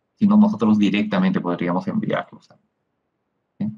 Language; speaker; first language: Spanish; native; Spanish